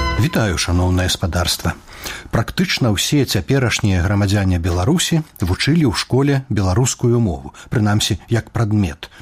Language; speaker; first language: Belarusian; native; Belarusian